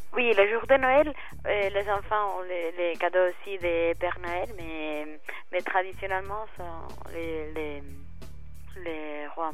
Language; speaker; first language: French; non-native, fluent; Spanish